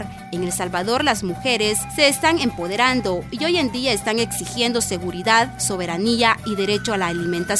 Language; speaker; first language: Spanish; native; Spanish